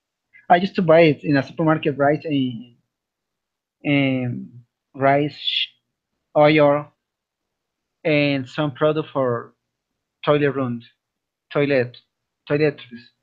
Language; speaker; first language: English; non-native, learner; Spanish